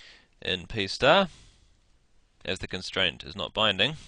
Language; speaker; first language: English; native; English